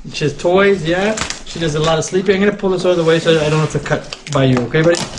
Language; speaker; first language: English; native; English